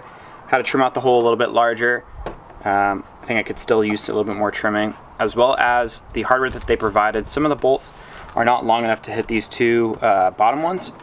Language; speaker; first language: English; native; English